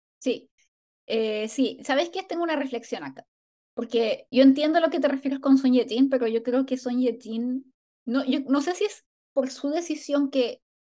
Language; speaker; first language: Spanish; native; Spanish